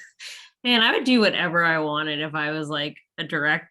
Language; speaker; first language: English; native; English